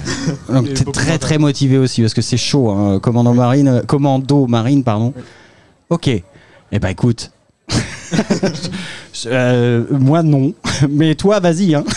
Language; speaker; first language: French; native; French